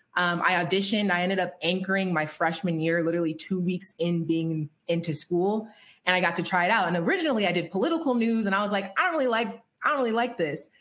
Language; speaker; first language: English; native; English